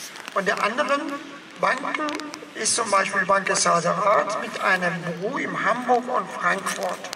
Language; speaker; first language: German; non-native, fluent; Persian